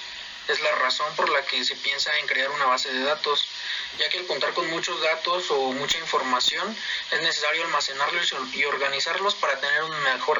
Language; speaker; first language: Spanish; native; Spanish